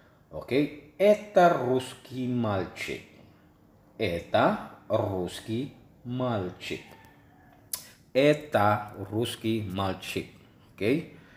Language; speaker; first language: Russian; non-native, fluent; Filipino